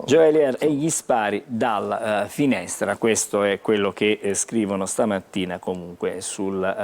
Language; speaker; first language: Italian; native; Italian